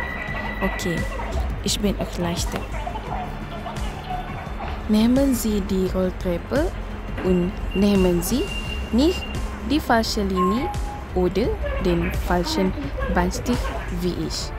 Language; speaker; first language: German; non-native, learner; Malay